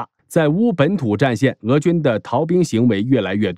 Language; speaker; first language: Chinese; native; Chinese